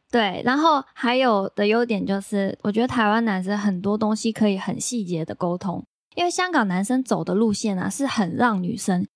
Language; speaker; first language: Chinese; non-native, local second language; Cantonese